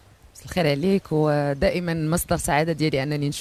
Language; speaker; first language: Arabic; native; Arabic